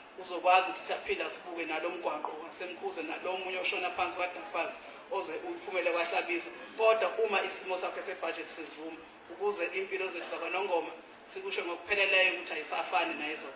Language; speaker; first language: Zulu; native; Zulu